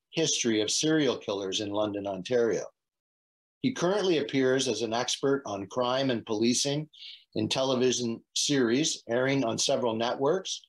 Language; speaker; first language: English; native; English